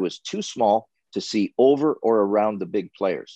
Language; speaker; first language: English; native; English